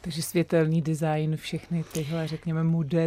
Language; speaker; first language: Czech; native; Czech